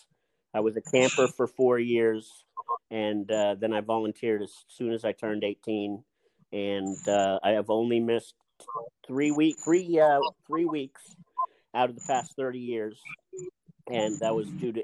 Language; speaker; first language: English; native; English